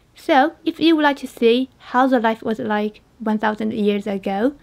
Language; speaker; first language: English; non-native, learner; Chinese